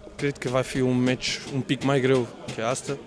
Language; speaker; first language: Romanian; non-native, learner; Portuguese